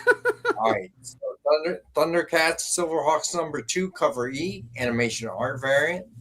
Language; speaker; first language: English; native; English